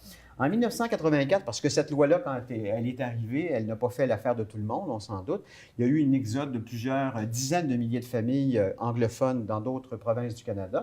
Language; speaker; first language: French; native; French